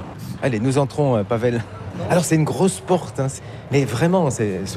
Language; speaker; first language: French; native; French